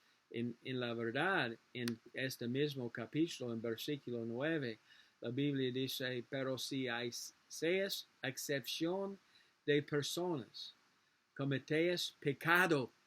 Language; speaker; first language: Spanish; non-native, learner; English